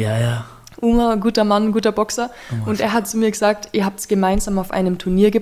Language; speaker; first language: German; native; German